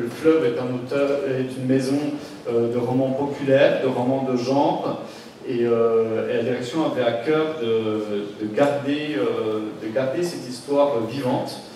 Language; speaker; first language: French; native; French